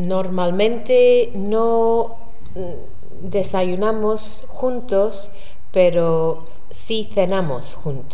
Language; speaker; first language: Spanish; non-native, learner; English